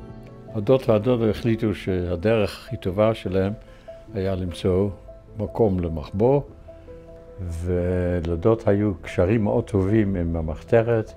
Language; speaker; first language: Hebrew; non-native, fluent; Dutch